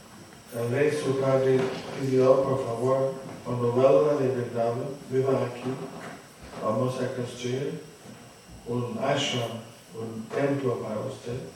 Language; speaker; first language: Spanish; non-native, fluent; English